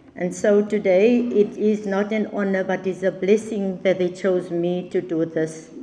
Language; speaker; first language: English; non-native, local second language; Afrikaans